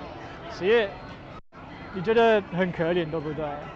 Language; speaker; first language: Chinese; non-native, learner; English